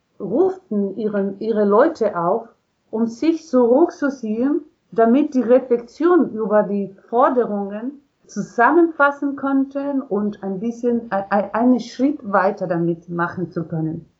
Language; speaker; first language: German; non-native, learner; Spanish